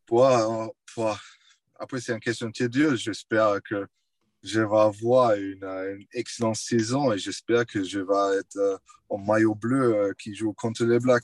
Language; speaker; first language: French; non-native, fluent; English